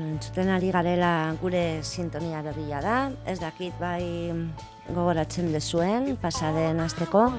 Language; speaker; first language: Basque; non-native, local second language; Spanish